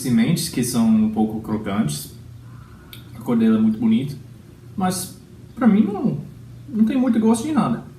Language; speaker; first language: Portuguese; non-native, fluent; English